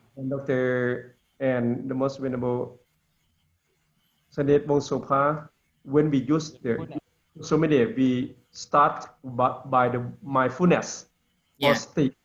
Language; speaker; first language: English; non-native, learner; Lao